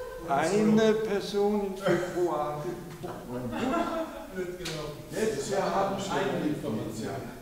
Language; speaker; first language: German; non-native, fluent; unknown